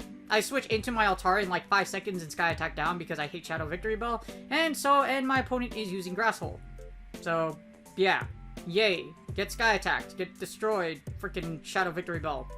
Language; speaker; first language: English; native; English